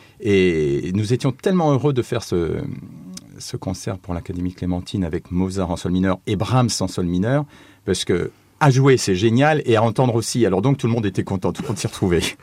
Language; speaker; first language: French; native; French